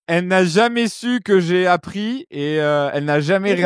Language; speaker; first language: French; native; French